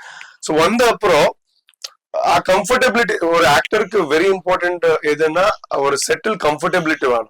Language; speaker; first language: Tamil; non-native, learner; Tulu